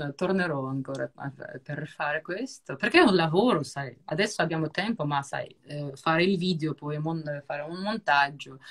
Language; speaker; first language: Italian; non-native, fluent; Russian